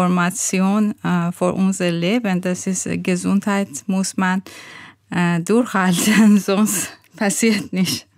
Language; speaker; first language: German; non-native, fluent; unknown